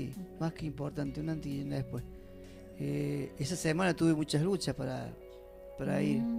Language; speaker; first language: Spanish; native; Spanish